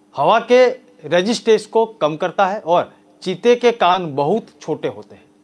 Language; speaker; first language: Hindi; non-native, local second language; Gujarati